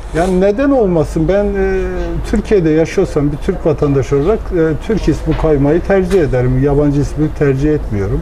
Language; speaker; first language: Turkish; native; Turkish